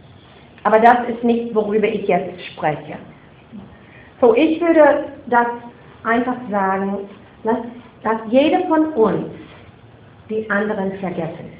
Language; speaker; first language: German; non-native, fluent; English